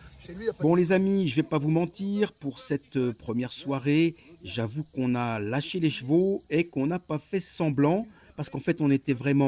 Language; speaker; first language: French; native; French